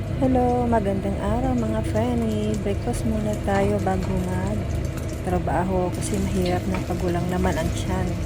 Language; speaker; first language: Filipino; non-native, local second language; Cebuano